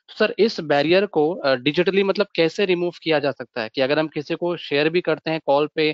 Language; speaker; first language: Hindi; native; Hindi